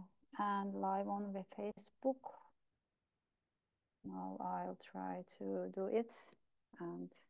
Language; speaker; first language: English; non-native, learner; Turkish